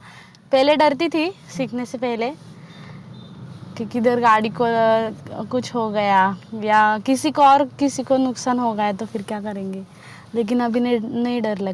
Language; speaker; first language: Hindi; non-native, local second language; Marathi